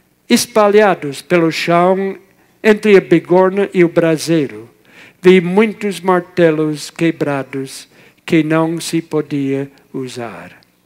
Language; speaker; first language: Portuguese; non-native, fluent; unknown